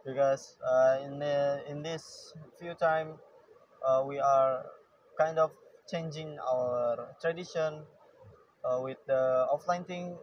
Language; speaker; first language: English; non-native, learner; Indonesian